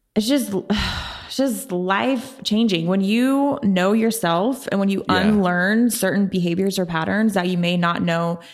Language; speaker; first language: English; native; English